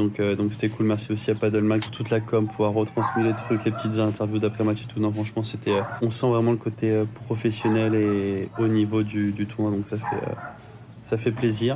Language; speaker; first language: French; native; French